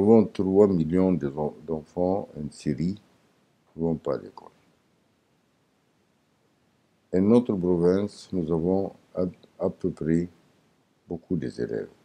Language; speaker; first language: French; non-native, learner; Arabic